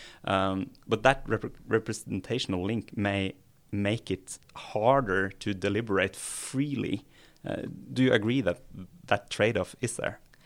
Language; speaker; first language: English; non-native, fluent; Norwegian